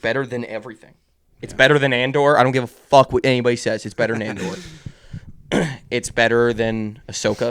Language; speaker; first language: English; native; English